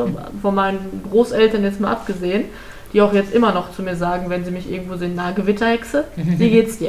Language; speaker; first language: German; native; German